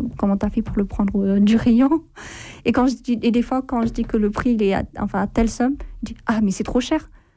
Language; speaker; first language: French; non-native, fluent; Amharic